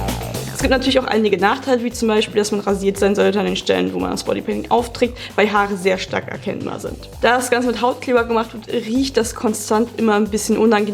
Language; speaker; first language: German; native; German